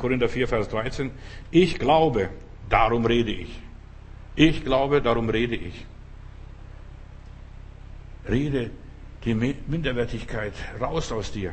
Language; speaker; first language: German; non-native, fluent; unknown